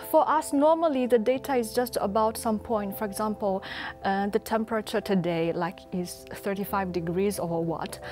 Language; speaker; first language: English; non-native, fluent; Chinese